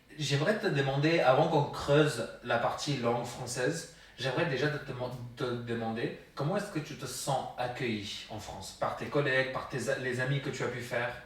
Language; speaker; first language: French; non-native, fluent; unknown